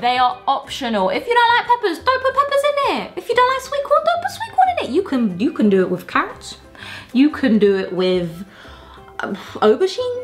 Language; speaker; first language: English; early bilingual, other home language; French